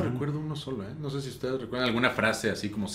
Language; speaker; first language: Spanish; native; Spanish